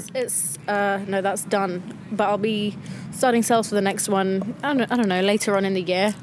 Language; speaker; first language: English; native; English